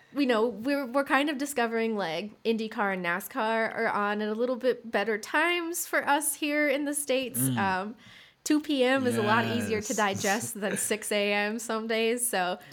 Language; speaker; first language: English; native; English